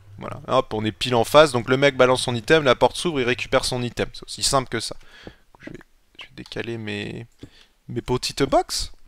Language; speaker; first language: French; native; French